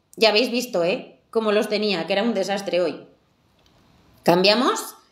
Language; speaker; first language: Spanish; native; Spanish